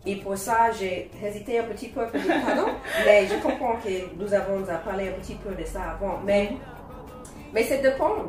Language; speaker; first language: French; non-native, learner; English